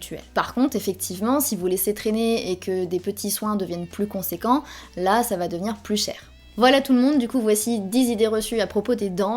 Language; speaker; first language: French; native; French